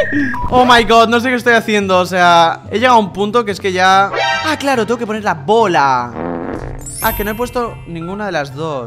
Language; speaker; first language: Spanish; native; Spanish